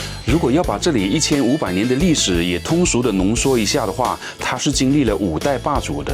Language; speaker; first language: Chinese; native; Chinese